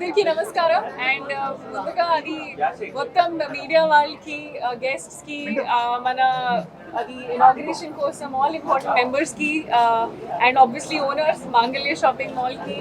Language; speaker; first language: Telugu; non-native, local second language; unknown